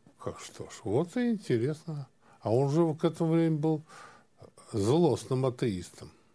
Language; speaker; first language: Russian; native; Russian